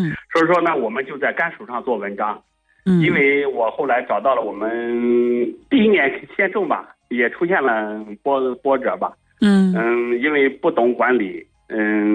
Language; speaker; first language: Chinese; native; Chinese